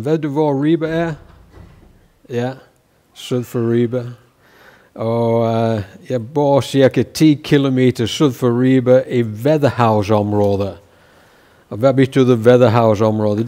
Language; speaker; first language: Danish; non-native, fluent; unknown